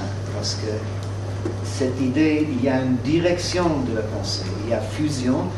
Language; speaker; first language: French; non-native, fluent; English